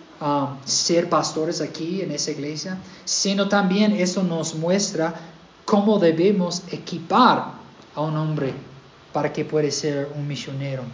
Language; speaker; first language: Spanish; non-native, fluent; English